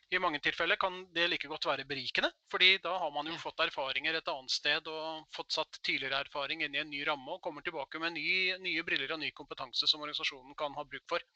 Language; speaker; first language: Norwegian; native; Norwegian